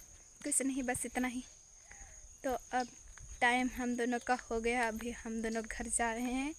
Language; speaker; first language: Hindi; non-native, local second language; Santali